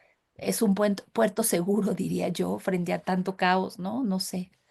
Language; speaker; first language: Spanish; non-native, learner; Finnish